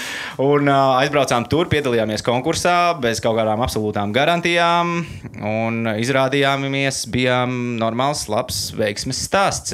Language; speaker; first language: Latvian; native; Latvian